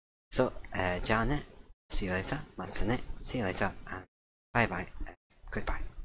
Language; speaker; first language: English; native; English